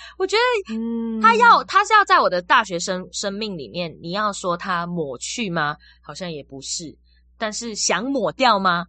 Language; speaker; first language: Chinese; native; Chinese